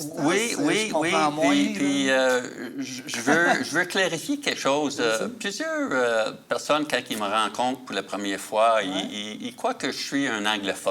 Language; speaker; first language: French; native; French